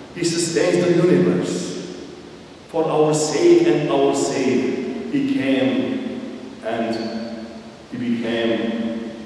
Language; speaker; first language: English; non-native, fluent; Armenian